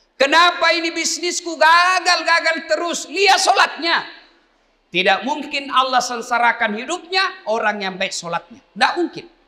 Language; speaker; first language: Indonesian; non-native, local second language; Buginese